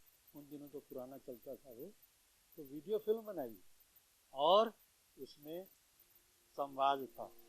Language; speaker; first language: Hindi; native; Hindi